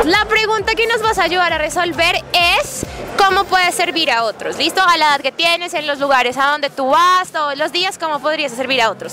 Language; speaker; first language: Spanish; native; Spanish